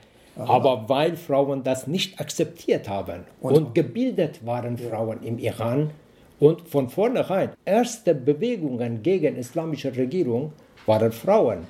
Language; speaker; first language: German; non-native, learner; Persian